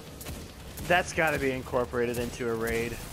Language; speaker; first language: English; native; English